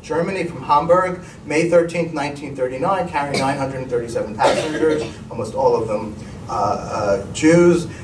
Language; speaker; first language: English; native; English